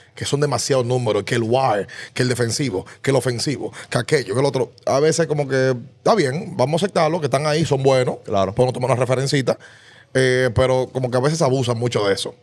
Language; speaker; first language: Spanish; native; Spanish